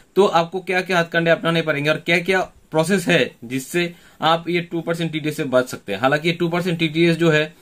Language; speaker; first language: Hindi; non-native, local second language; Bangla